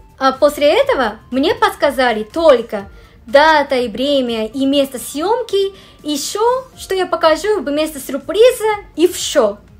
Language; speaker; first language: Russian; non-native, fluent; Japanese